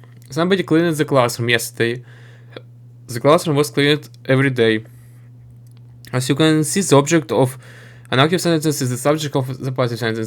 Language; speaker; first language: English; non-native, learner; Ukrainian